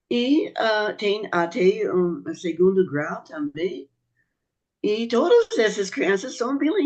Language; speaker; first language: Portuguese; non-native, fluent; English